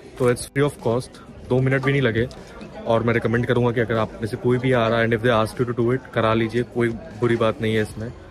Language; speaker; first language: Hindi; native; Hindi